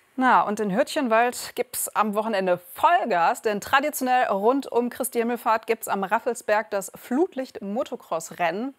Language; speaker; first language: German; native; German